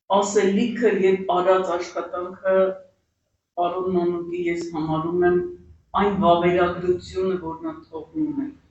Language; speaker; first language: Armenian; native; Armenian